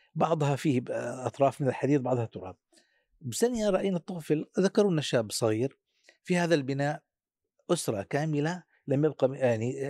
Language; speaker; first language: Arabic; native; Arabic